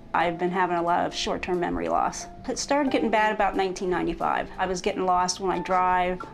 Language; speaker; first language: English; native; English